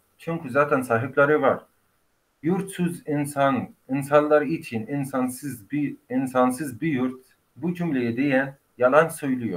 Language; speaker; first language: Turkish; non-native, fluent; Arabic